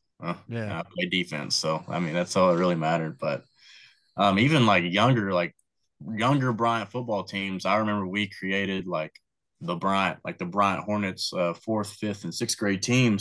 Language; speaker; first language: English; native; English